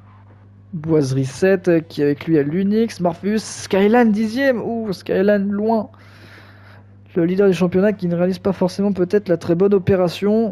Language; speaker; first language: French; native; French